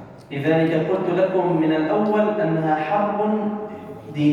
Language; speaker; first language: Arabic; native; Arabic